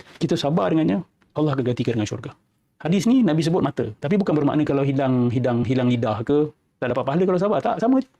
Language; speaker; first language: Malay; native; Malay